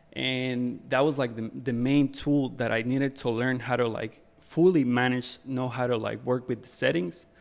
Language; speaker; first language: English; early bilingual, other home language; Spanish